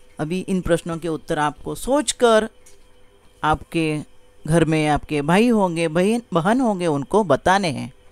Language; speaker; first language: Hindi; non-native, local second language; Marathi